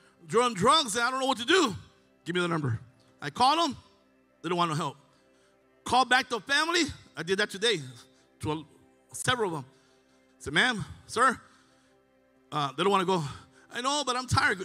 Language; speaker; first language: English; early bilingual, other home language; Spanish